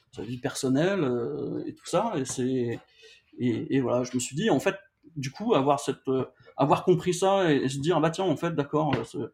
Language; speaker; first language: French; native; French